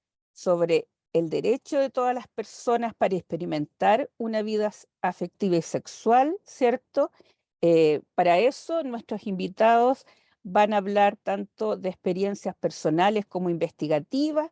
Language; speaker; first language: Spanish; native; Spanish